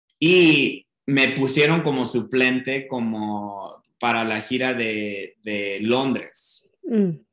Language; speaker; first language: Spanish; non-native, fluent; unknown